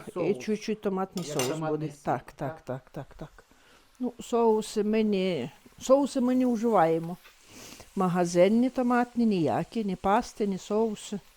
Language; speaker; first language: Ukrainian; native; Ukrainian